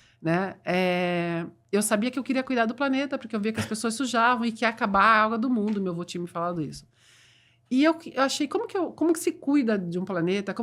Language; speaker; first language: Portuguese; native; Portuguese